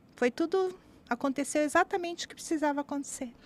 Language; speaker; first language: Portuguese; native; Portuguese